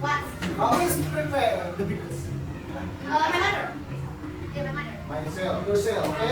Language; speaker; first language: English; non-native, learner; Indonesian